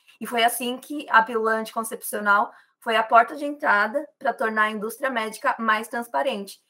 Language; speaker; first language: Portuguese; native; Portuguese